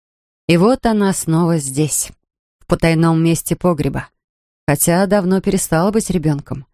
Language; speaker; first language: Russian; native; Russian